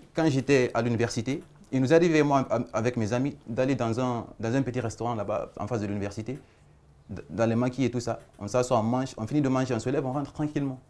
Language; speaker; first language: French; non-native, local second language; Fula